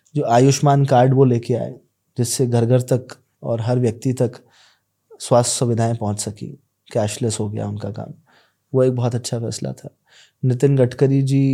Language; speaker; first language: Hindi; native; Hindi